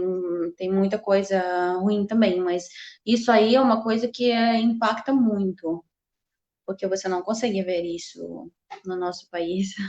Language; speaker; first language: Portuguese; non-native, fluent; Russian